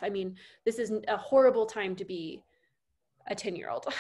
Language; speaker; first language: English; native; English